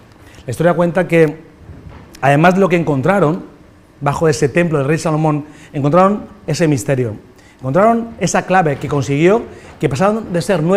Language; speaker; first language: Spanish; native; Spanish